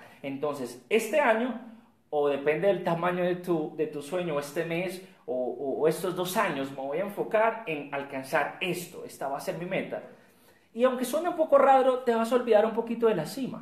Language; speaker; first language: Spanish; native; Spanish